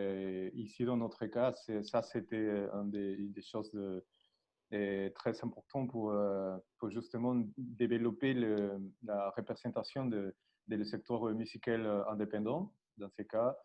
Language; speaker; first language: French; non-native, learner; Spanish